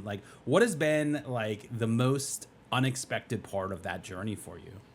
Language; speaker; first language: English; native; English